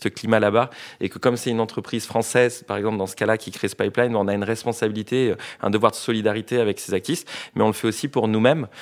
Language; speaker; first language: French; native; French